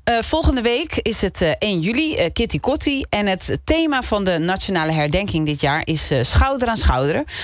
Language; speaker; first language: Dutch; non-native, local second language; Papiamento